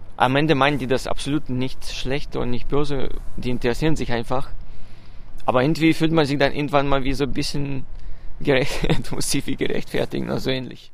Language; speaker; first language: German; non-native, fluent; Russian